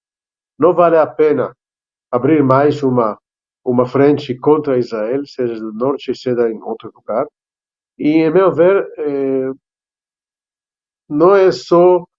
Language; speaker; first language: Portuguese; non-native, fluent; Hebrew